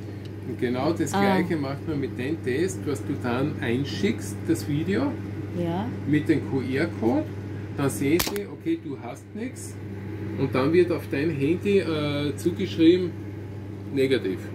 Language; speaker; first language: German; native; German